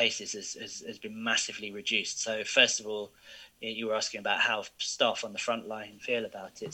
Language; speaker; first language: English; native; English